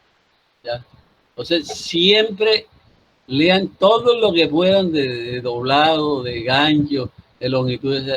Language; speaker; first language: Spanish; native; Spanish